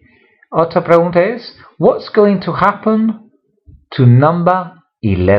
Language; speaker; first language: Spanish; non-native, fluent; English